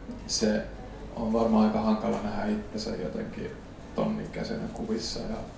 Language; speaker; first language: Finnish; native; Finnish